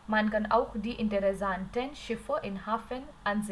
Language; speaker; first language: German; non-native, learner; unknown